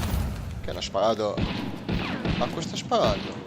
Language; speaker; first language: Italian; native; Italian